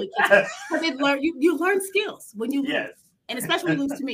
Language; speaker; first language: English; native; English